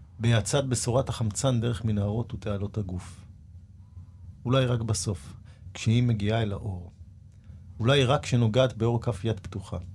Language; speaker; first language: Hebrew; native; Hebrew